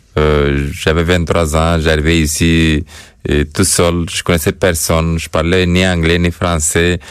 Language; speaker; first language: French; non-native, fluent; Romanian